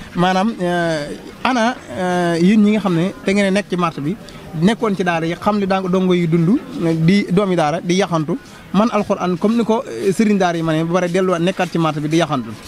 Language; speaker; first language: Wolof; native; Wolof